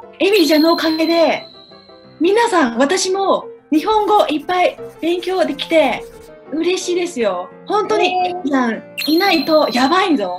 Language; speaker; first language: Japanese; non-native, fluent; Cantonese